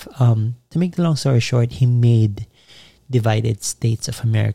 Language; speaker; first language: English; non-native, local second language; Filipino